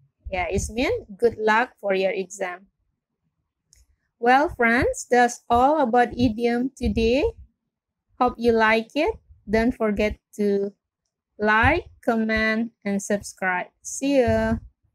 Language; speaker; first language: English; non-native, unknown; Indonesian